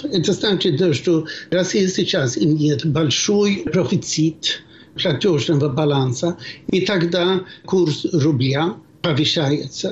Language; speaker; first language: Russian; non-native, fluent; Swedish